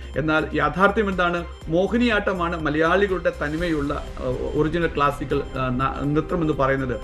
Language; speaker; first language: Malayalam; native; Malayalam